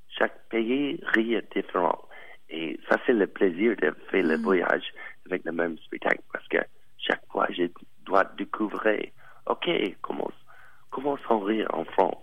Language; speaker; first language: French; non-native, learner; English